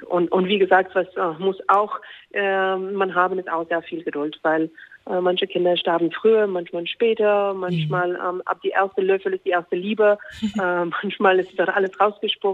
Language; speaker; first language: German; non-native, fluent; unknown